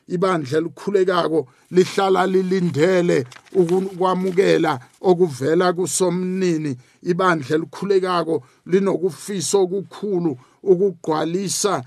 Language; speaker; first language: Zulu; non-native, local second language; South Ndebele